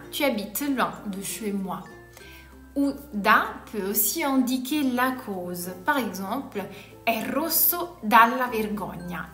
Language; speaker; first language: French; non-native, fluent; Italian